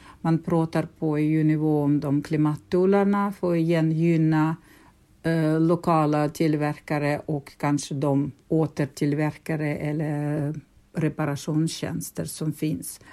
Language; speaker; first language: Swedish; non-native, fluent; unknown